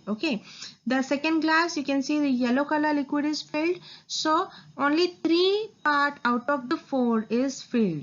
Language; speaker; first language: English; non-native, local second language; Hindi